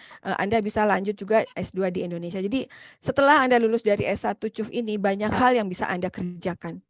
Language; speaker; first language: Indonesian; native; Indonesian